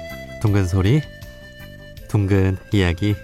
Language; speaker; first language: Korean; native; Korean